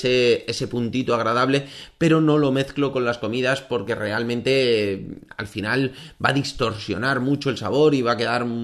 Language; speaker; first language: Spanish; native; Spanish